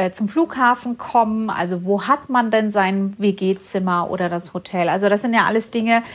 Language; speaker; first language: German; early bilingual, other home language; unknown